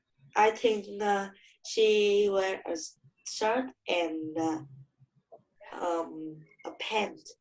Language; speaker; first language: English; non-native, learner; Vietnamese